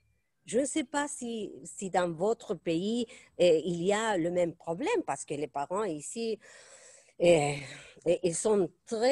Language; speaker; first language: French; non-native, fluent; Spanish